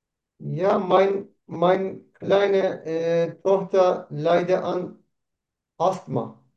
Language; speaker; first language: German; non-native, learner; Turkish